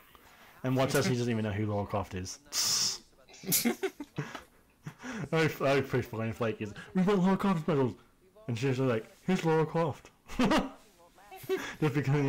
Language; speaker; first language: English; native; English